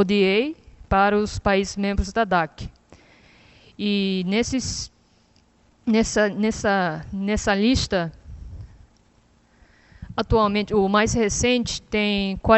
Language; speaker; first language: Portuguese; non-native, fluent; Japanese